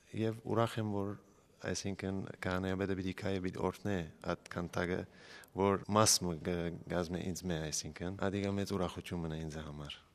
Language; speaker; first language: Armenian; early bilingual, heritage; Armenian